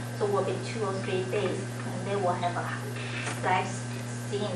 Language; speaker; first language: English; non-native, learner; Chinese